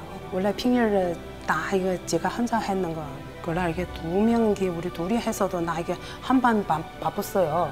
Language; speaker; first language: Korean; non-native, learner; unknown